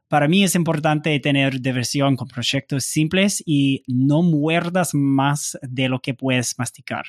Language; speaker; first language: Spanish; non-native, learner; English